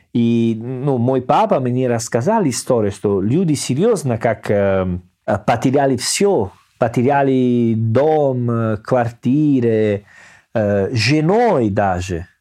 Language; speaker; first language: Russian; non-native, learner; Italian